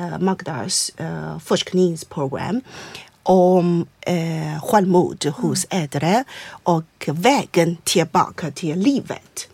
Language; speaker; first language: Swedish; non-native, fluent; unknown